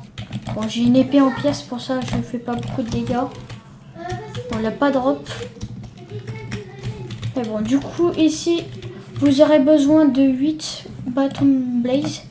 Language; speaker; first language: French; native; French